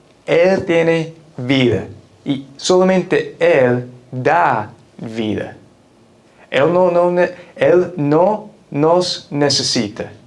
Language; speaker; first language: Spanish; non-native, fluent; English